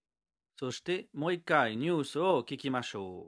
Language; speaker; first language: Japanese; non-native, learner; French